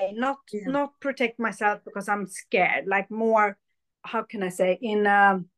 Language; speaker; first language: English; early bilingual, other home language; Hindi